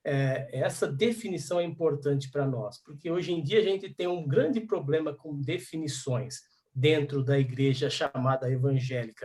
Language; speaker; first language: Portuguese; native; Portuguese